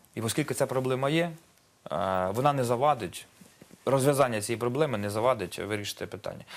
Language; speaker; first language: Ukrainian; native; Ukrainian